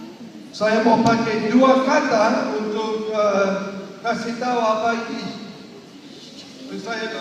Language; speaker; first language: Indonesian; non-native, learner; English